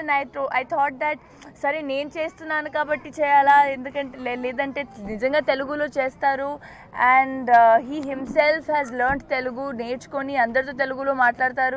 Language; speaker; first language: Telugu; non-native, fluent; Punjabi